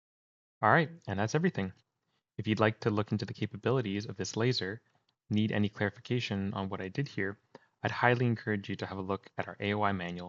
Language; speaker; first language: English; native; English